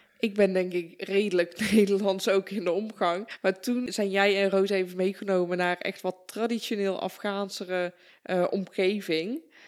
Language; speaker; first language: Dutch; early bilingual, other home language; Persian